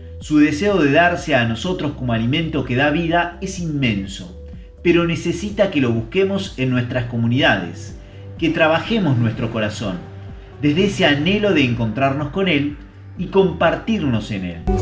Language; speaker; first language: Spanish; native; Spanish